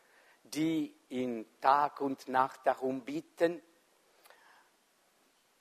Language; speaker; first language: German; non-native, fluent; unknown